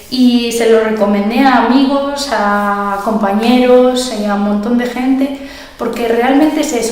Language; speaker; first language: Spanish; native; Spanish